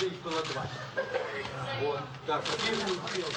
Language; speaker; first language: Russian; native; Russian